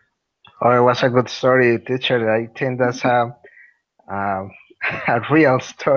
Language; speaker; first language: English; non-native, learner; Spanish